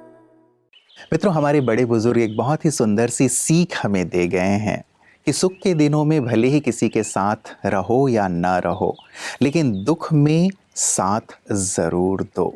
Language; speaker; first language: Hindi; native; Hindi